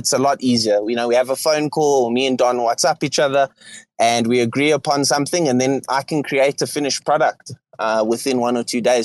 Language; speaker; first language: English; native; English